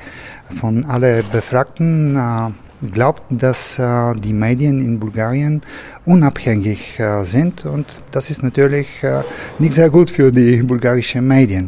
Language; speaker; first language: German; non-native, fluent; Bulgarian